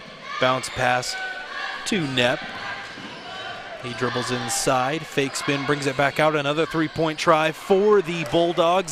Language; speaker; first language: English; native; English